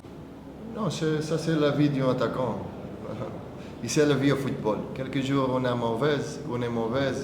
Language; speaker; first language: French; non-native, fluent; Portuguese